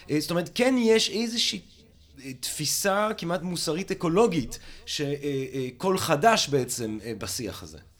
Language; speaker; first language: Hebrew; non-native, fluent; English